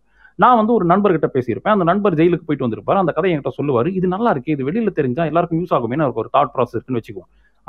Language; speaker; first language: Tamil; native; Tamil